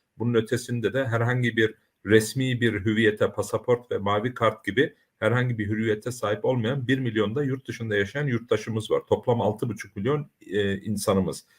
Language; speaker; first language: Turkish; early bilingual, heritage; Turkish